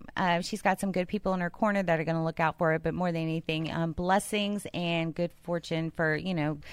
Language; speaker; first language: English; native; English